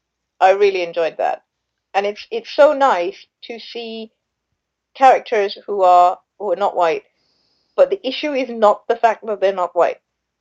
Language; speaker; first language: English; non-native, local second language; Sinhala